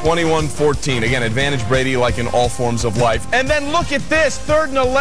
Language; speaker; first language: English; native; English